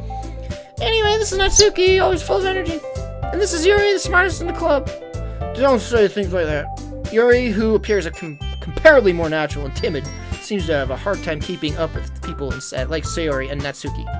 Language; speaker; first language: English; native; English